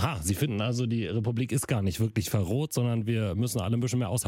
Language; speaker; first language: German; native; German